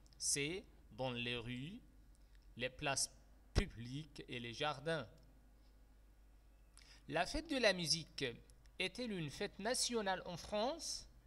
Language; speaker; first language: French; non-native, fluent; Arabic